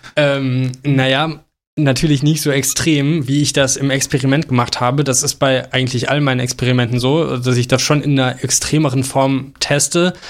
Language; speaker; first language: German; native; German